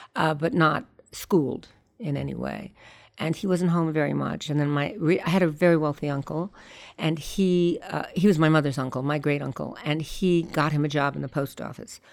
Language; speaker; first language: English; native; English